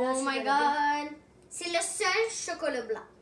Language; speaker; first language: French; non-native, local second language; English